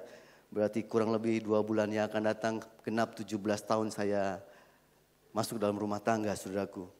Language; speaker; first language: Indonesian; native; Indonesian